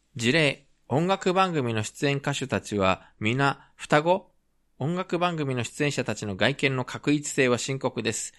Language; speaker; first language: Japanese; native; Japanese